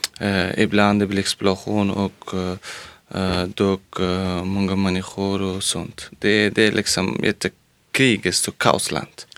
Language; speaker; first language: Swedish; non-native, learner; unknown